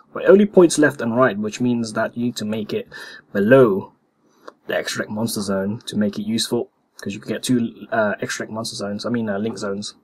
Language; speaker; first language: English; native; English